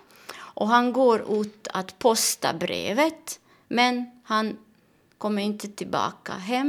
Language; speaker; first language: Swedish; non-native, learner; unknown